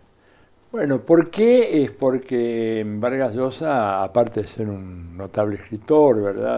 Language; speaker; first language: Spanish; native; Spanish